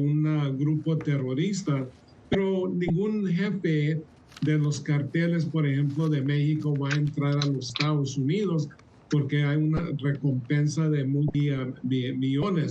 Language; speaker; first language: Spanish; early bilingual, heritage; Spanish